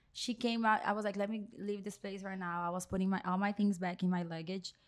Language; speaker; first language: English; non-native, fluent; Portuguese